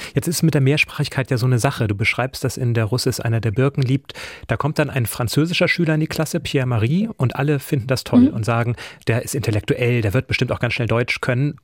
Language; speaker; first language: German; native; German